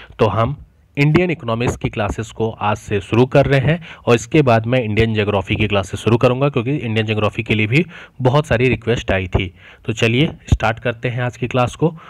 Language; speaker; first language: Hindi; native; Hindi